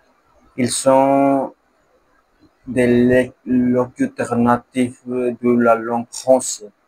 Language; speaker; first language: French; non-native, learner; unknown